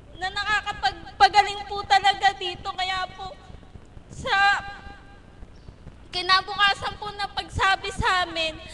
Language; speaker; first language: Filipino; native; Filipino